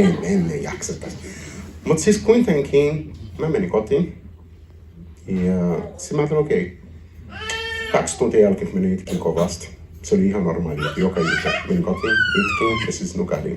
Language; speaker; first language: Finnish; non-native, learner; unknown